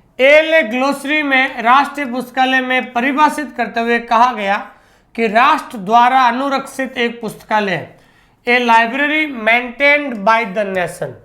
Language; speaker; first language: Hindi; native; Hindi